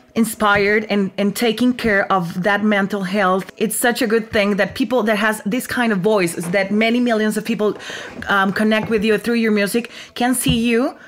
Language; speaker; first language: English; non-native, fluent; Spanish